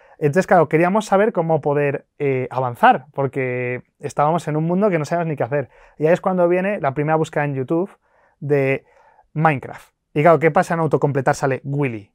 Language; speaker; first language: Spanish; native; Spanish